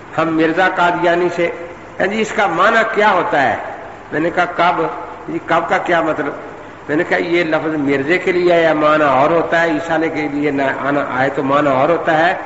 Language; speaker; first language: Urdu; non-native, local second language; Punjabi